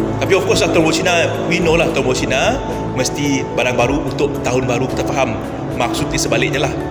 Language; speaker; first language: Malay; non-native, local second language; Iban